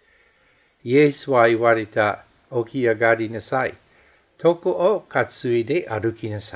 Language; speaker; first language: Japanese; non-native, fluent; English